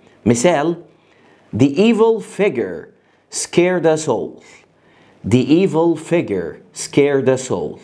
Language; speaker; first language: English; non-native, fluent; Arabic